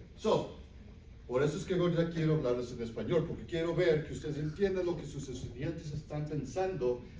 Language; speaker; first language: Spanish; early bilingual, heritage; Spanish